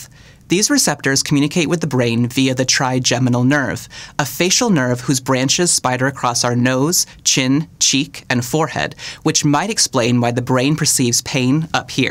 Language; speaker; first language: English; native; English